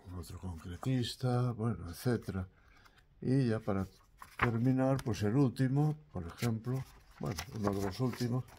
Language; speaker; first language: Spanish; native; Spanish